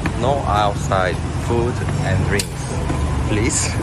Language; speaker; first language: English; non-native, learner; Korean